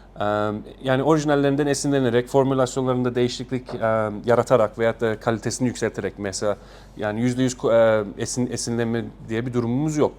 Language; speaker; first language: Turkish; early bilingual, heritage; Turkish